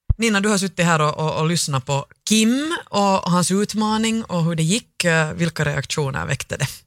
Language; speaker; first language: Swedish; native; Swedish